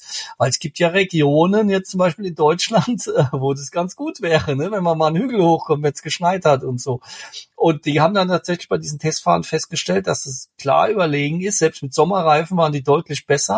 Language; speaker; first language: German; native; German